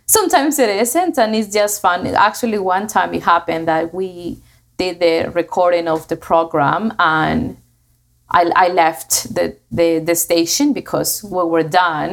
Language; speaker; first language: English; non-native, fluent; Spanish